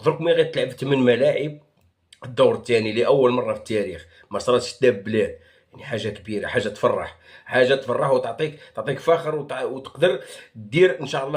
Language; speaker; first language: Arabic; native; Arabic